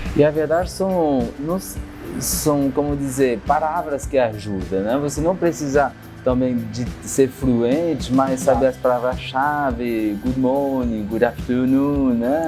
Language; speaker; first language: Portuguese; non-native, fluent; French